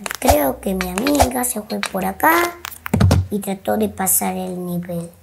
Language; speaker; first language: Spanish; native; Spanish